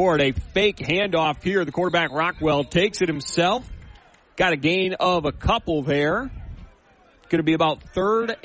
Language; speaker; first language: English; native; English